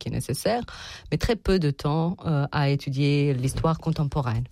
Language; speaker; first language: French; non-native, fluent; Serbian